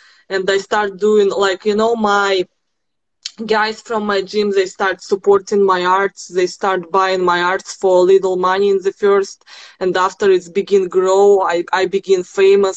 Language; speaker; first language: English; non-native, learner; Russian